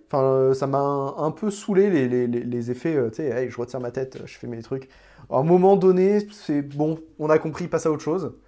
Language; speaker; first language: French; native; French